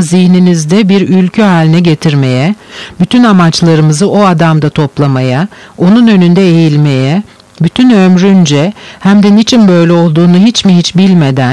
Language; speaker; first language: Turkish; native; Turkish